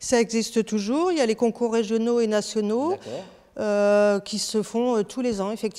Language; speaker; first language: French; native; French